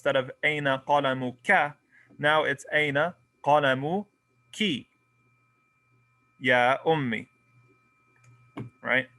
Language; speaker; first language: Arabic; non-native, fluent; English